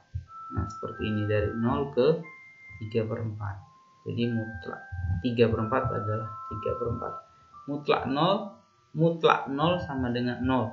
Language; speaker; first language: Indonesian; native; Indonesian